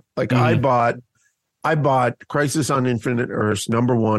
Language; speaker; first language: English; native; English